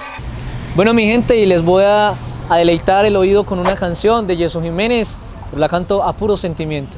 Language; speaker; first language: Spanish; native; Spanish